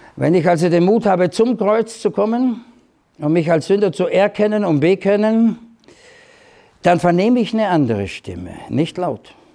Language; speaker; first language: German; native; German